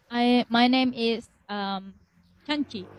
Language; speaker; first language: English; non-native, learner; Indonesian